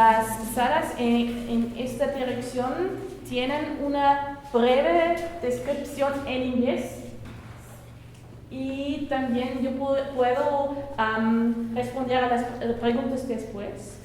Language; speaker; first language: Spanish; non-native, learner; German